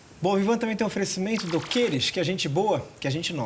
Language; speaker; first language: Portuguese; native; Portuguese